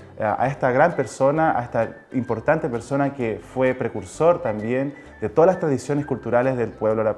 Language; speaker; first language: Spanish; native; Spanish